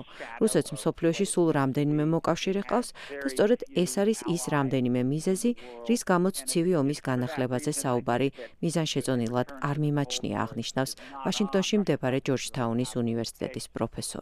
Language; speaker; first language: Georgian; native; Georgian